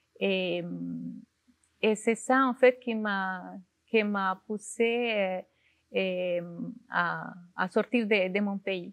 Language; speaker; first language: French; non-native, fluent; Spanish